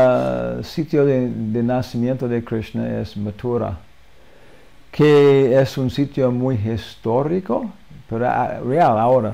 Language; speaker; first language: Spanish; non-native, learner; English